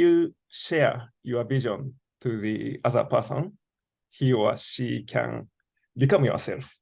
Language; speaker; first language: English; non-native, learner; Japanese